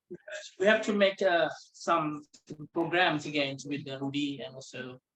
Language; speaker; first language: English; non-native, local second language; Indonesian